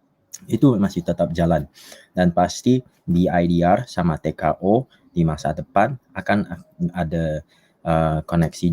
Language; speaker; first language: Indonesian; non-native, fluent; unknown